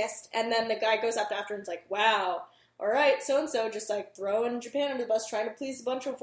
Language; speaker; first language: English; native; English